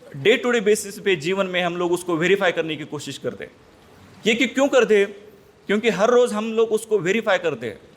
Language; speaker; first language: Hindi; non-native, local second language; Marathi